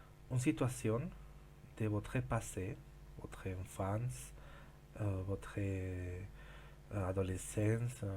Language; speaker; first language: French; non-native, learner; Spanish